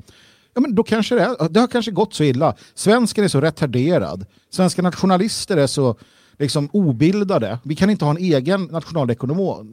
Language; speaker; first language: Swedish; native; Swedish